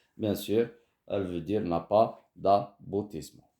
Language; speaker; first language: French; non-native, local second language; Arabic